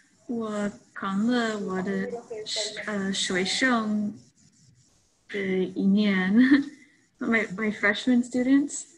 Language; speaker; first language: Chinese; non-native, learner; English